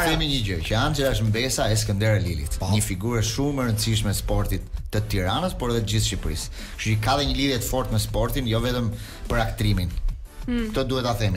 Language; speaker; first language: Albanian; native; Albanian